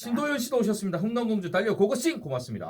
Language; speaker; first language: Korean; native; Korean